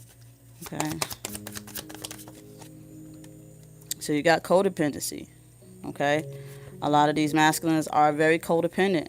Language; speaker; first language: English; native; English